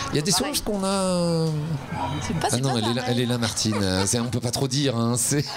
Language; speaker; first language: French; native; French